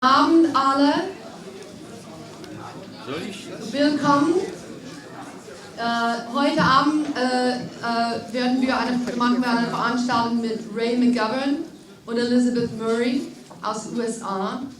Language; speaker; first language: German; non-native, fluent; English